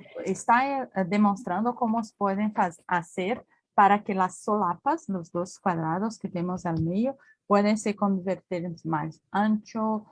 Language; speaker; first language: Spanish; non-native, learner; Portuguese